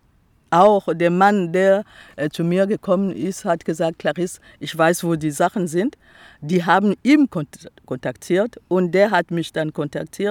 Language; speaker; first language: German; non-native, fluent; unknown